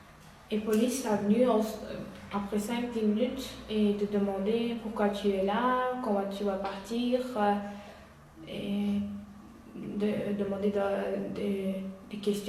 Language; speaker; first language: French; non-native, learner; Uyghur